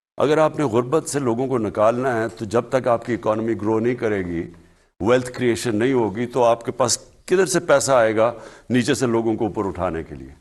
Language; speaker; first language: Urdu; native; Urdu